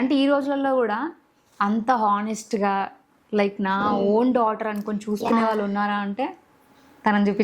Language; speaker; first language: Telugu; native; Telugu